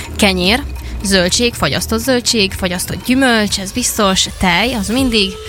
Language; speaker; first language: Hungarian; native; Hungarian